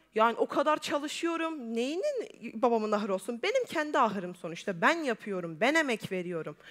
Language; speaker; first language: Turkish; native; Turkish